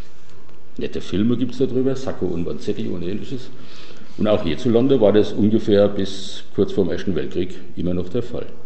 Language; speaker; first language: German; native; German